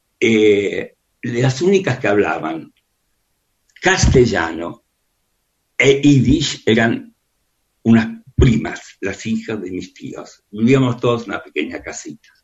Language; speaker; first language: Spanish; early bilingual, other home language; Russian